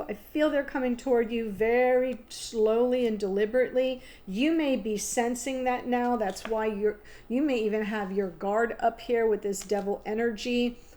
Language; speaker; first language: English; native; English